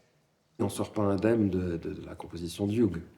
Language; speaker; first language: French; native; French